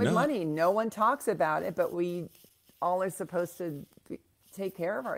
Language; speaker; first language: English; native; English